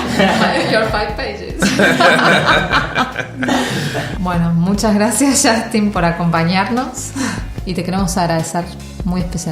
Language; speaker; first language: Spanish; native; Spanish